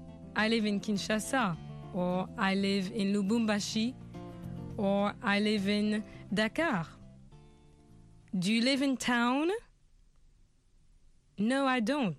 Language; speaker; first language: English; non-native, fluent; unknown